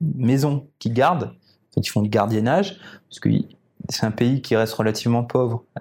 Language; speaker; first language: French; native; French